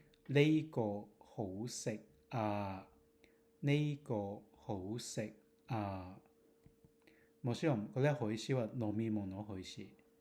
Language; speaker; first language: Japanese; non-native, fluent; Cantonese